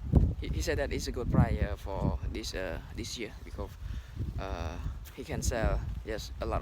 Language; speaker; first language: English; non-native, learner; Khmer